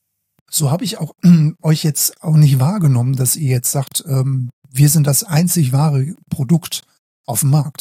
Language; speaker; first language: German; native; German